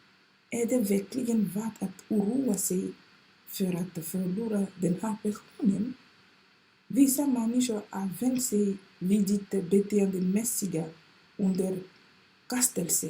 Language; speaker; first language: Swedish; non-native, fluent; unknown